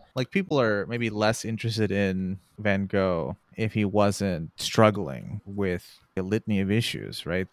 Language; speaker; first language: English; native; English